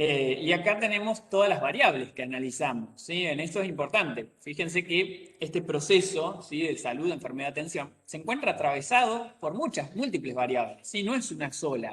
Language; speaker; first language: Spanish; native; Spanish